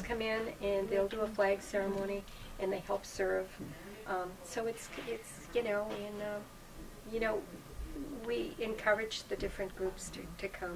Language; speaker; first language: English; native; English